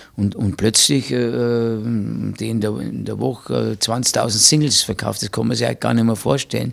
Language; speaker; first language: German; native; German